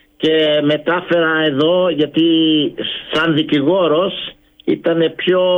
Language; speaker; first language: Greek; early bilingual, heritage; Greek